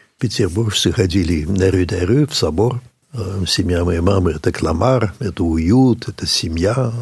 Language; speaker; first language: Russian; early bilingual, heritage; English